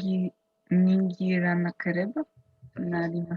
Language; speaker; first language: Japanese; non-native, learner; English